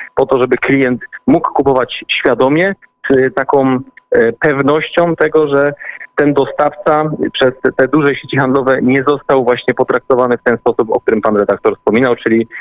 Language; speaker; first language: Polish; native; Polish